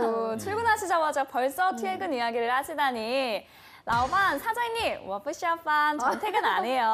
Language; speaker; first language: Korean; native; Korean